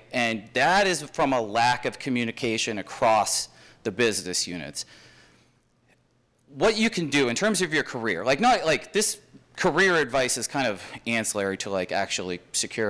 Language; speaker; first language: English; native; English